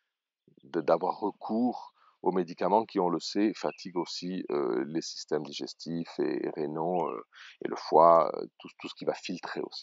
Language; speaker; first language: French; native; French